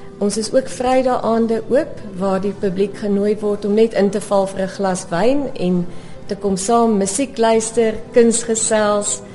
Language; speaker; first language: Afrikaans; native; Afrikaans